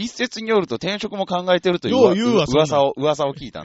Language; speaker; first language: Japanese; native; Japanese